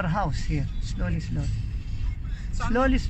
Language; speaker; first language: English; non-native, learner; Arabic